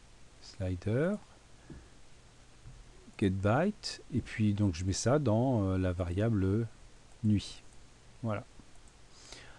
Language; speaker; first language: French; native; French